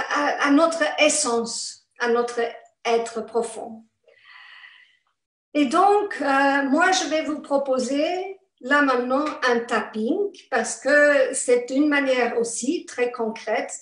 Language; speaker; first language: French; non-native, fluent; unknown